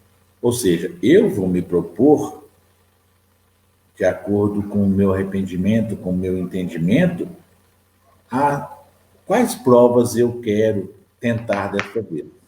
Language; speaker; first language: Portuguese; native; Portuguese